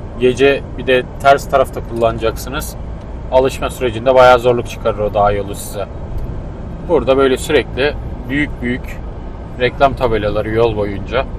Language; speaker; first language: Turkish; native; Turkish